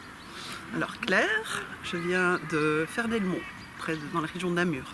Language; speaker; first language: French; native; French